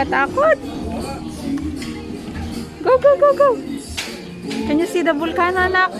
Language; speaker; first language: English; non-native, local second language; Filipino